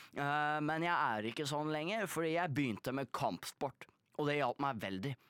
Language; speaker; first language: Norwegian; early bilingual, other home language; Polish